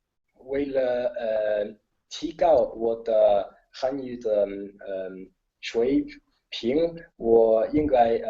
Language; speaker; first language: Chinese; non-native, learner; Italian